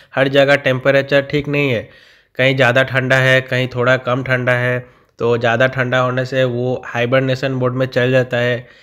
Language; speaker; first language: Hindi; non-native, local second language; Bangla